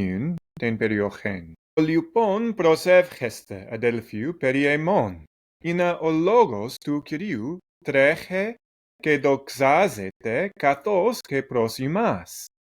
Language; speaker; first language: Greek; non-native, fluent; English